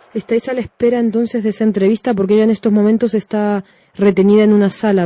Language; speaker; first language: Spanish; native; Spanish